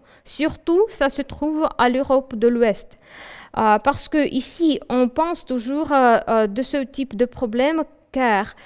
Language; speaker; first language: French; non-native, fluent; Russian